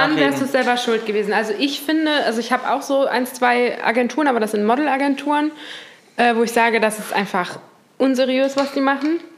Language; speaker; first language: German; native; German